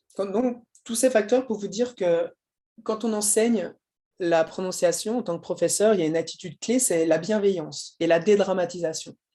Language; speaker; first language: French; native; French